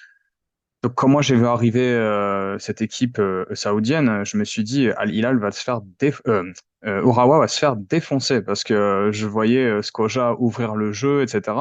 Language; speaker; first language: French; native; French